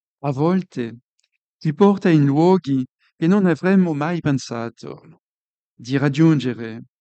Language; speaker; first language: Italian; non-native, fluent; French